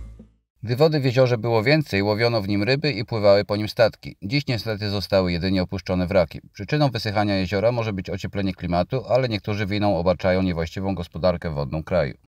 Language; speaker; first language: Polish; native; Polish